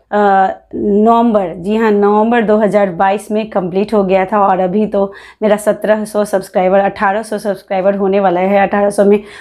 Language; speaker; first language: Hindi; native; Hindi